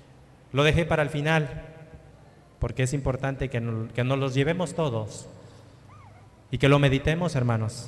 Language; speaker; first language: Spanish; native; Spanish